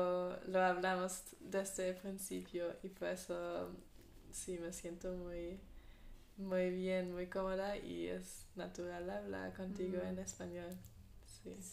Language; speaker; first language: Spanish; non-native, fluent; German